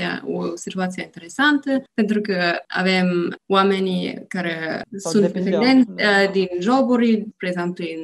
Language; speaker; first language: Romanian; non-native, learner; German